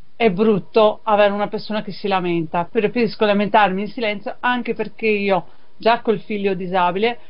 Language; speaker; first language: Italian; native; Italian